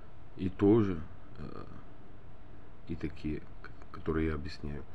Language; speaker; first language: Russian; non-native, learner; Bulgarian